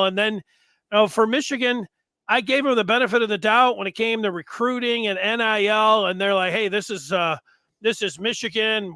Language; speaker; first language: English; native; English